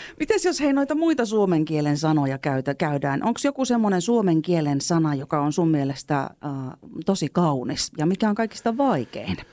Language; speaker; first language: Finnish; native; Finnish